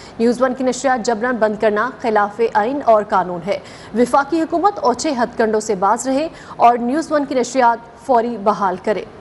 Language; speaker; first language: Urdu; native; Urdu